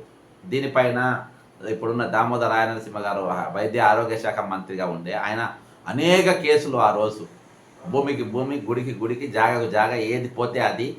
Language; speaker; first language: Telugu; native; Telugu